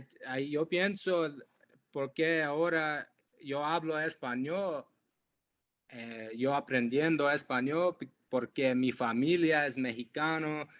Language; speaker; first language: Spanish; non-native, learner; English